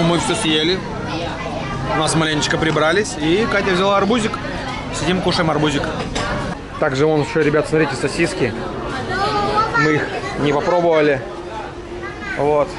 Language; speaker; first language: Russian; native; Russian